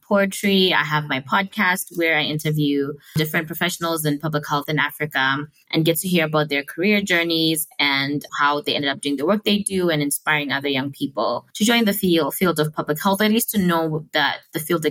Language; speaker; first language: English; non-native, local second language; Shona